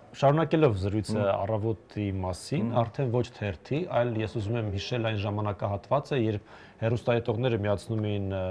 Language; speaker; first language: Armenian; native; Armenian